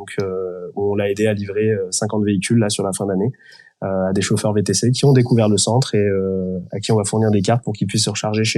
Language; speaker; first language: French; native; French